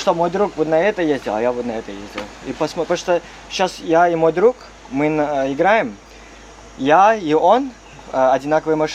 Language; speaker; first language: Russian; early bilingual, heritage; Russian